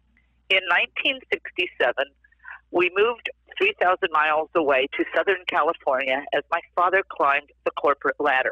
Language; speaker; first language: English; native; English